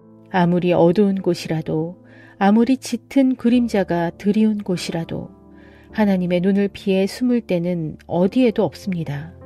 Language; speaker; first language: Korean; native; Korean